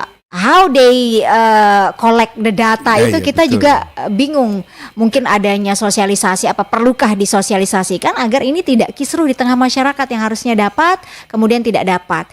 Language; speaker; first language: Indonesian; native; Indonesian